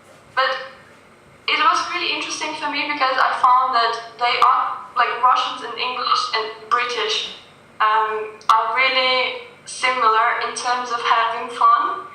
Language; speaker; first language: English; non-native, fluent; Russian